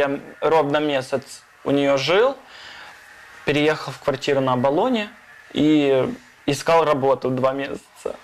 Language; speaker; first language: Russian; non-native, fluent; English